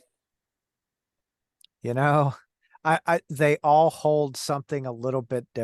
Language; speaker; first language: English; native; English